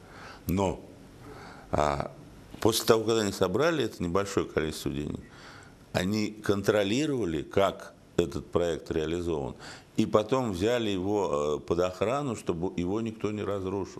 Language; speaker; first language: Russian; native; Russian